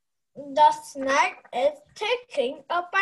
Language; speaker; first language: English; non-native, learner; Vietnamese